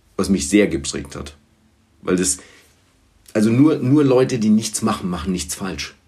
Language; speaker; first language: German; early bilingual, other home language; Bulgarian